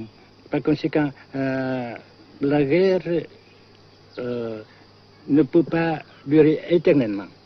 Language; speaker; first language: French; non-native, fluent; Vietnamese